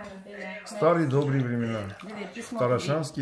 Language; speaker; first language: Russian; non-native, fluent; Armenian